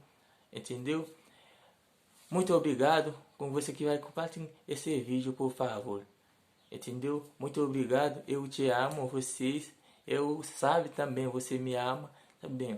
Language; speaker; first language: Portuguese; non-native, learner; Haitian Creole